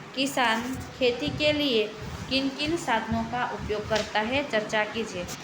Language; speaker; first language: Hindi; non-native, local second language; Gujarati